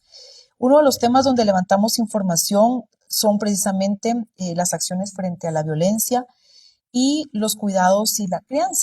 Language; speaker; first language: Spanish; native; Spanish